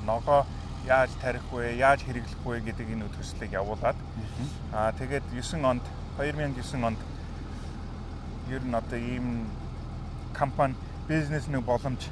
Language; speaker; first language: Mongolian; non-native, fluent; English